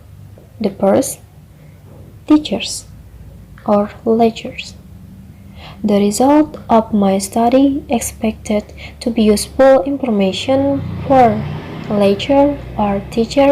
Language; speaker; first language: English; non-native, learner; Indonesian